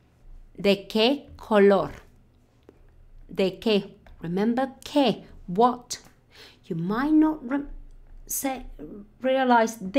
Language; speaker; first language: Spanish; non-native, fluent; English